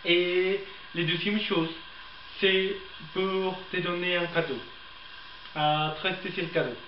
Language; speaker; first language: French; non-native, learner; Spanish